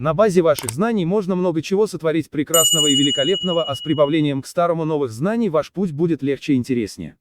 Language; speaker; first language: Russian; native; Russian